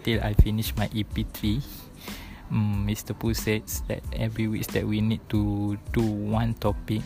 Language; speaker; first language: English; non-native, local second language; Malay